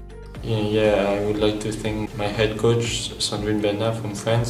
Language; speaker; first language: English; non-native, fluent; French